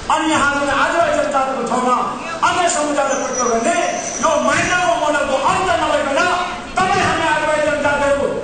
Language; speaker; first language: Nepali; non-native, local second language; Sherpa